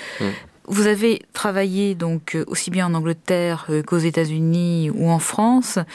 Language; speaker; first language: French; native; French